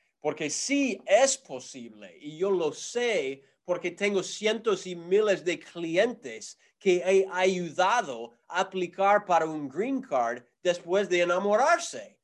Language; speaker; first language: Spanish; non-native, fluent; English